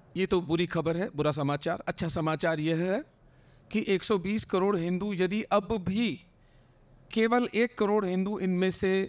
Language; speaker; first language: Hindi; native; Hindi